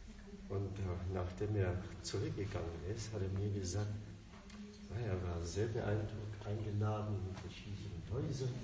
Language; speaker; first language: German; non-native, fluent; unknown